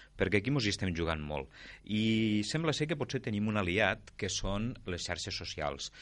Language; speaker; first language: Catalan; native; Catalan